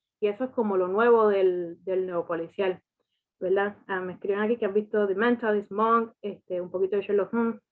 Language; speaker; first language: Spanish; early bilingual, heritage; Spanish